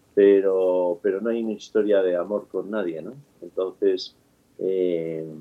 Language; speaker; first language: Spanish; native; Spanish